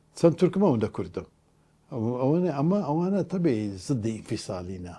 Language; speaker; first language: Central Kurdish; non-native, local second language; Turkish